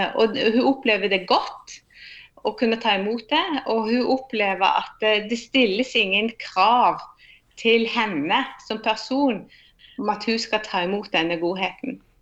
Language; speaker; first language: Norwegian; native; Norwegian